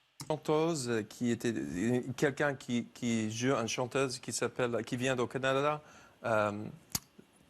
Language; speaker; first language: French; non-native, learner; English